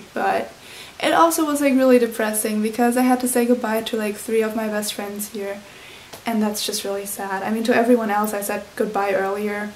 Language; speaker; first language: English; non-native, fluent; German